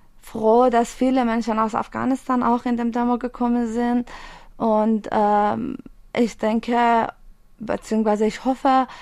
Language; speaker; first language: German; non-native, fluent; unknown